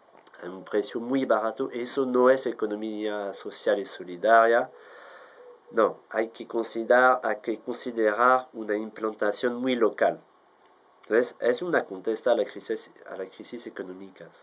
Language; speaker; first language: Spanish; non-native, fluent; French